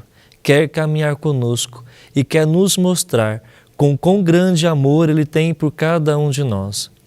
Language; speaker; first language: Portuguese; native; Portuguese